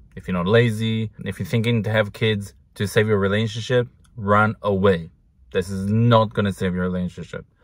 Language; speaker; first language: English; non-native, fluent; Hebrew